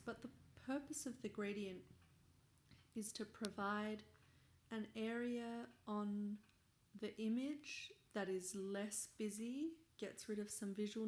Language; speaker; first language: English; native; English